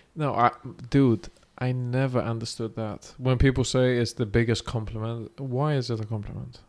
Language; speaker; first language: English; non-native, fluent; Greek